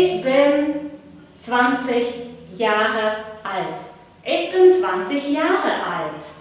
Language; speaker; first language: German; non-native, fluent; Belarusian